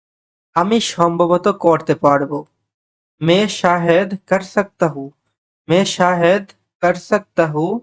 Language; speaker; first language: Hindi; non-native, fluent; Bangla